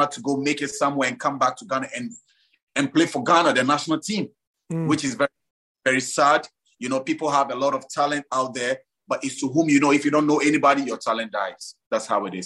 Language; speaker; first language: English; non-native, local second language; Ewe